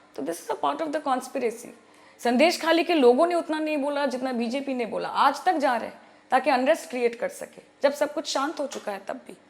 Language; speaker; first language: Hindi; non-native, local second language; Bangla